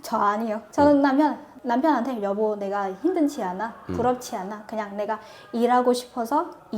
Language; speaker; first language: Korean; non-native, fluent; Vietnamese